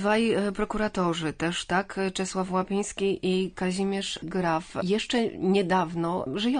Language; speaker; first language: Polish; native; Polish